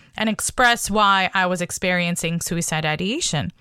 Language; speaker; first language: English; non-native, local second language; Bangla